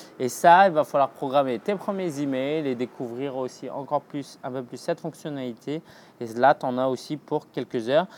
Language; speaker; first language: French; native; French